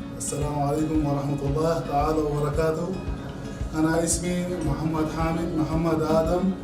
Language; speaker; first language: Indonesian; non-native, learner; Arabic